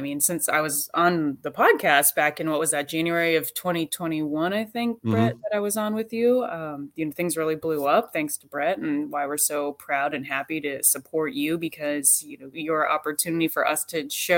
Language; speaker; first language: English; native; English